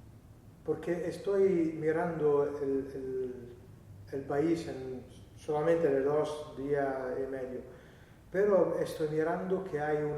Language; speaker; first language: Spanish; non-native, learner; Italian